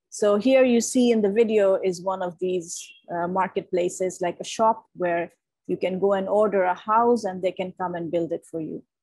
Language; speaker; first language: English; non-native, local second language; Bangla